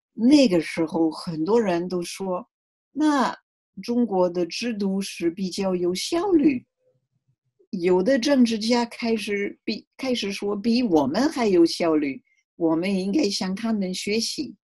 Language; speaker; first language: Chinese; non-native, fluent; French